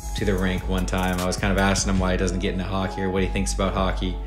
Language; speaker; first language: English; native; English